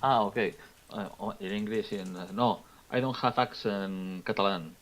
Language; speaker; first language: English; non-native, learner; Catalan